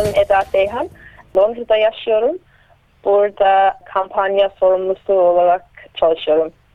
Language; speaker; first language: Turkish; early bilingual, heritage; Turkish